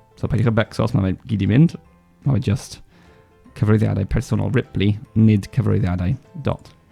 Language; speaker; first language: Welsh; non-native, local second language; English